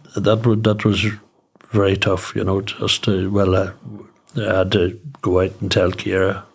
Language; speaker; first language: English; native; English